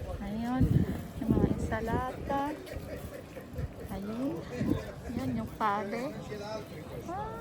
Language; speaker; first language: Filipino; native; Filipino